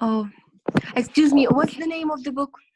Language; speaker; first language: English; non-native, learner; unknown